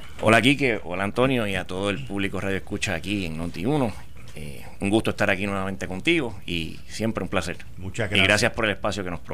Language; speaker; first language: Spanish; native; Spanish